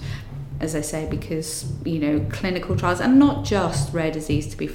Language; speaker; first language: English; native; English